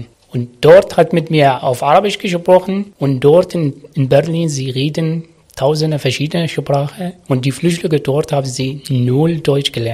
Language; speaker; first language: German; non-native, learner; Arabic